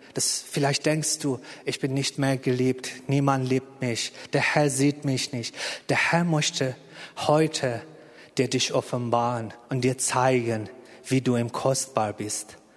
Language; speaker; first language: German; non-native, fluent; Persian